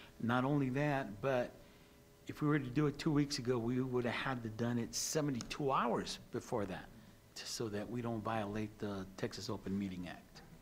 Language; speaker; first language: English; native; English